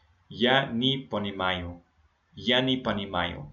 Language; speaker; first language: Russian; non-native, learner; English